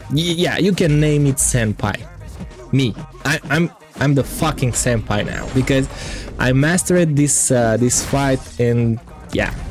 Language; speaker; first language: English; non-native, fluent; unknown